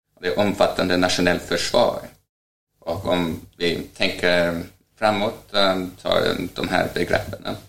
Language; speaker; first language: Swedish; non-native, fluent; Estonian